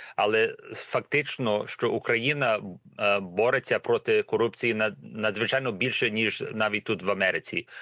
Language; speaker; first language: Ukrainian; early bilingual, heritage; Ukrainian